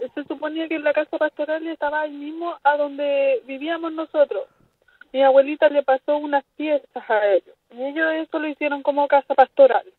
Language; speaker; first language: Spanish; native; Spanish